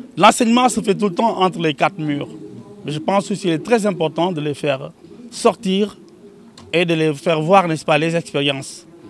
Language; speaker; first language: French; non-native, local second language; Wolof